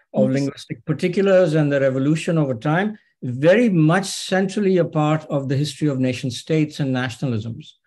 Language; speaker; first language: English; non-native, local second language; Urdu